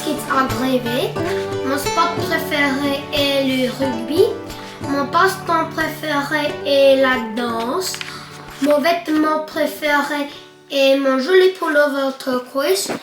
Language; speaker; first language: French; non-native, learner; English